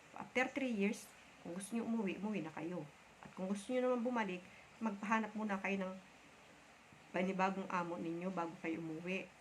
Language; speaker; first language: Filipino; non-native, local second language; Bikol